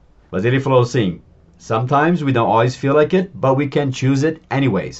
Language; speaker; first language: English; native; English